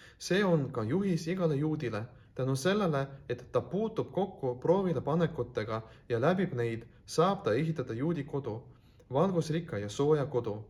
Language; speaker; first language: Estonian; non-native, local second language; Russian